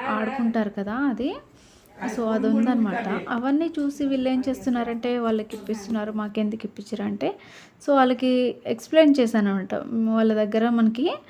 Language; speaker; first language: Telugu; native; Telugu